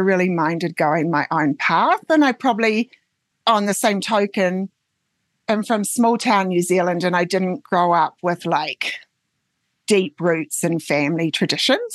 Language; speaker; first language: English; native; English